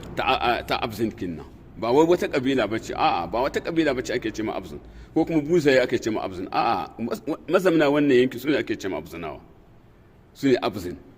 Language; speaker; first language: Hausa; non-native, local second language; Tamasheq